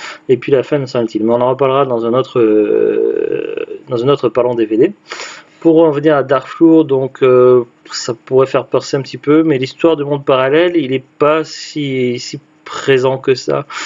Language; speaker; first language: French; native; French